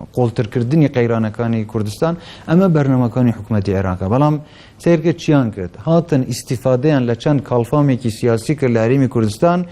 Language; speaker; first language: Central Kurdish; non-native, local second language; Kurdish